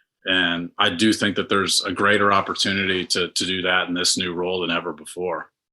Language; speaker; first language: English; native; English